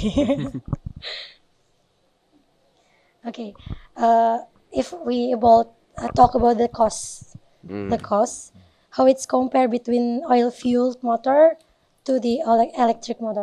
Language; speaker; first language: English; non-native, learner; Indonesian